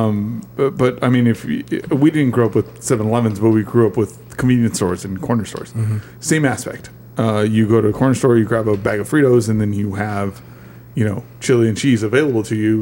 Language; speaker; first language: English; native; English